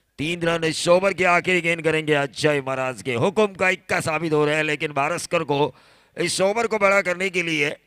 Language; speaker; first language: Hindi; non-native, local second language; Marathi